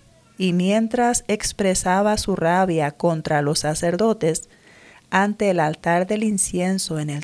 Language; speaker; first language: Spanish; native; Spanish